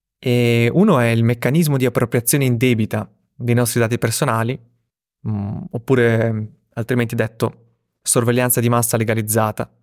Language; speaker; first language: Italian; early bilingual, other home language; Russian